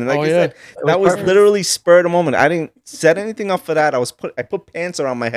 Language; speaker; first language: English; early bilingual, other home language; Italian